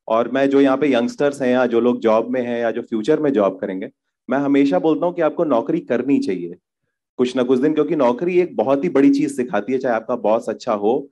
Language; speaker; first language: Hindi; native; Hindi